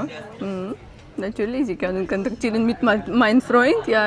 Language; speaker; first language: German; non-native, learner; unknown